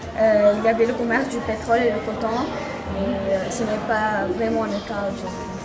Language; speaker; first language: French; non-native, fluent; Arabic